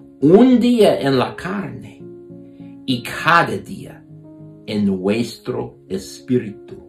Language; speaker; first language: Spanish; non-native, fluent; English